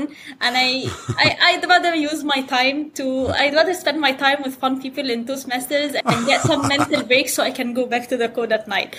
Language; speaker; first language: English; non-native, fluent; Arabic